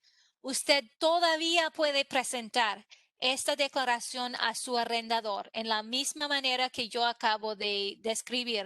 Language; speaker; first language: Spanish; non-native, fluent; English